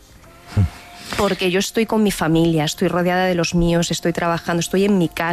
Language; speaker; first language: Spanish; native; Spanish